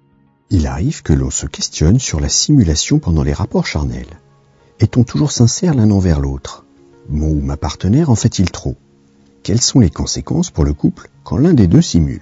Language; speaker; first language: French; native; French